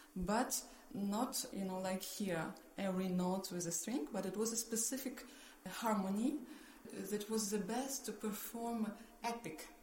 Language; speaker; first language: English; non-native, fluent; Ukrainian